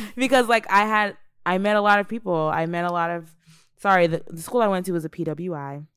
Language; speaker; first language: English; native; English